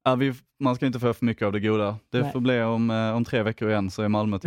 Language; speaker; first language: Swedish; native; Swedish